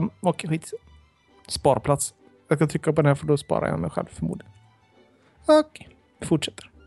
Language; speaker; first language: Swedish; native; Swedish